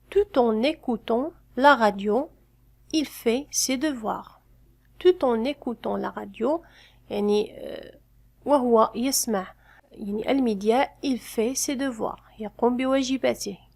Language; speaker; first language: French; non-native, fluent; Arabic